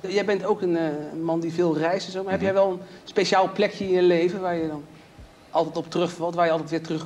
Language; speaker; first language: Dutch; native; Dutch